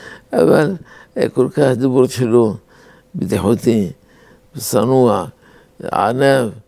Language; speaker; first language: Hebrew; non-native, fluent; Arabic